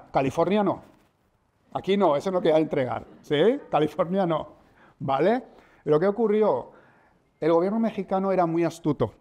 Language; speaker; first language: Spanish; native; Spanish